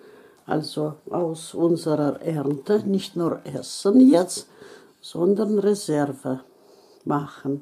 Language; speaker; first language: German; non-native, local second language; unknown